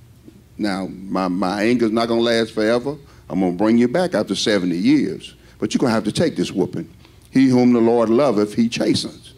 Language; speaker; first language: English; native; English